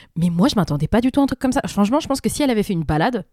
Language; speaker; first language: French; native; French